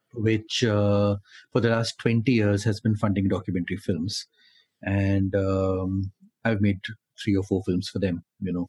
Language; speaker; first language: English; non-native, local second language; Hindi